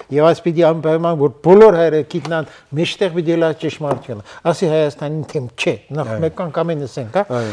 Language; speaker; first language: Armenian; early bilingual, heritage; Armenian